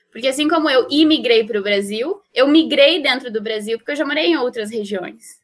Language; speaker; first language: Portuguese; non-native, fluent; Spanish